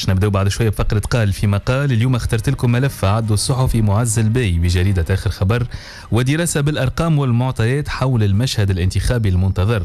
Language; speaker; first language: Arabic; native; Arabic